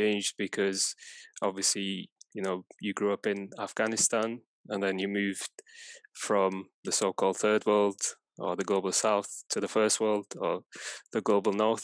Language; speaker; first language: English; non-native, fluent; Persian